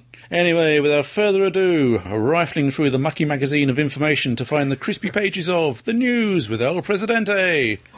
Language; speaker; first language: English; native; English